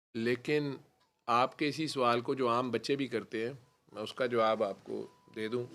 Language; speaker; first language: Urdu; non-native, local second language; Punjabi